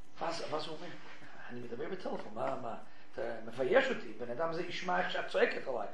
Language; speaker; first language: Hebrew; non-native, fluent; English